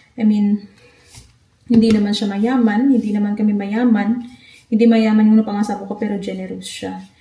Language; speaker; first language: Filipino; non-native, local second language; Hiligaynon